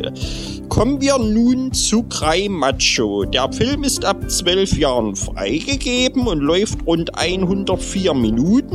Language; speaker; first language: German; native; German